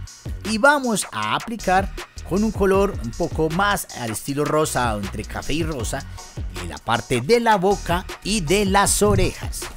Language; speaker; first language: Spanish; native; Spanish